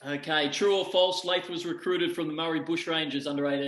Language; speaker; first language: English; native; English